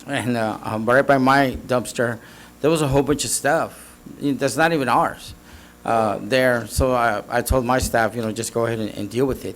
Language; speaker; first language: English; native; English